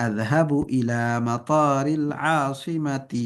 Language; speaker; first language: Arabic; non-native, fluent; Bangla